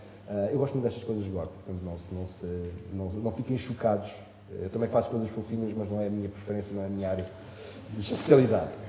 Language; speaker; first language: Portuguese; non-native, fluent; French